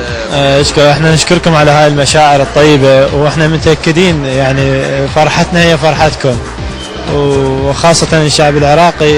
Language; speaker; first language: Arabic; native; Arabic